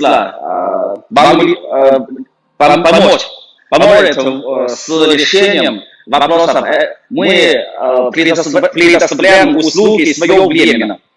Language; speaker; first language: Russian; non-native, fluent; Chinese